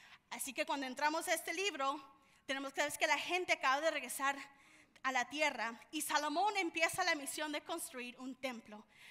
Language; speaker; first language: Spanish; early bilingual, heritage; Spanish